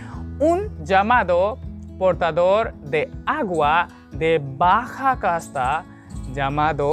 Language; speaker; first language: Spanish; non-native, learner; Hindi